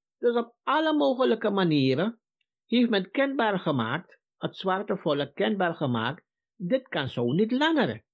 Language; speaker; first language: Dutch; native; Dutch